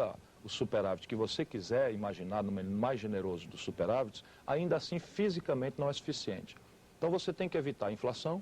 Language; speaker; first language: Portuguese; native; Portuguese